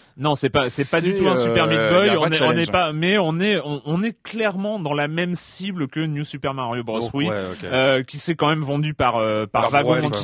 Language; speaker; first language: French; native; French